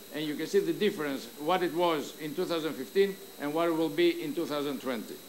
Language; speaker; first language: English; non-native, fluent; Greek